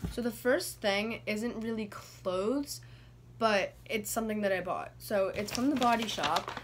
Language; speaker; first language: English; native; English